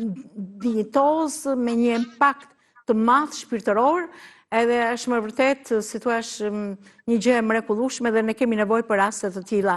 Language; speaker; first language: Albanian; native; Albanian